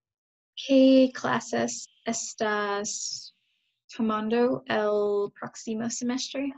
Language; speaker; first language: Spanish; non-native, learner; English